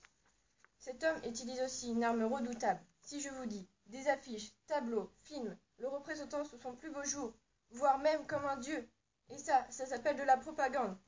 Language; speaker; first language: French; native; French